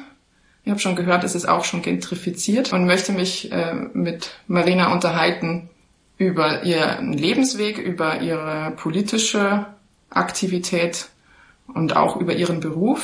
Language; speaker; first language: German; native; German